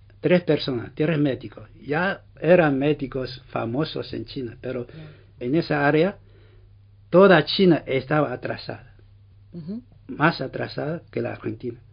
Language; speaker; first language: Spanish; non-native, fluent; Chinese